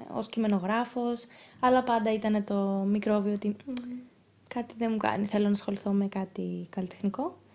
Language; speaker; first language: Greek; early bilingual, heritage; Greek